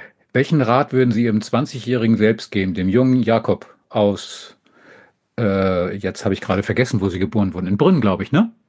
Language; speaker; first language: German; native; German